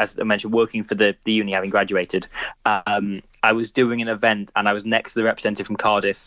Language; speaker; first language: English; native; English